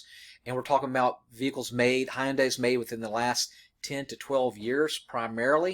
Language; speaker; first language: English; native; English